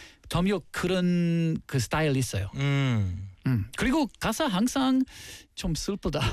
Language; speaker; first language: Korean; non-native, learner; English